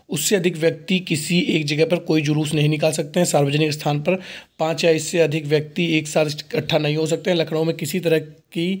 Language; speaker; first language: Hindi; native; Hindi